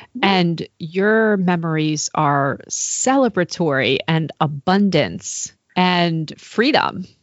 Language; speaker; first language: English; native; English